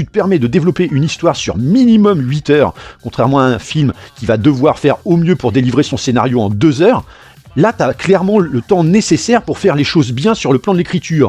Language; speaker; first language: French; native; French